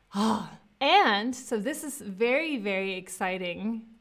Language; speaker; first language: English; non-native, fluent; German